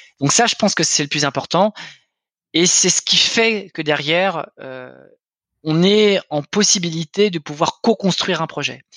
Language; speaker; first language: French; native; French